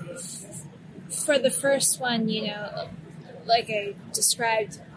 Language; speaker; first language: English; native; English